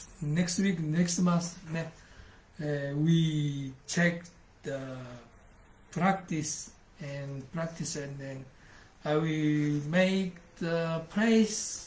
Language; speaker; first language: English; non-native, learner; Japanese